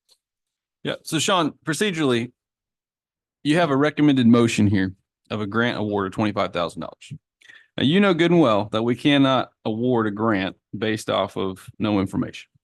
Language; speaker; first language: English; native; English